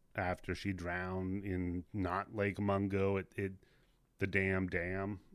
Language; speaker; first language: English; native; English